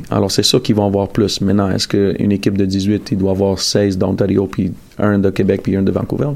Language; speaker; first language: French; early bilingual, other home language; Italian